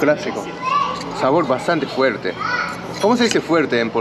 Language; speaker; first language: Spanish; non-native, fluent; Japanese